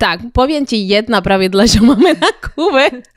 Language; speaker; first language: Slovak; non-native, fluent; Spanish